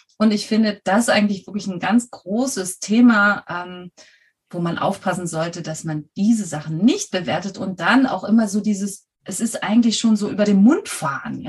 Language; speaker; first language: German; native; German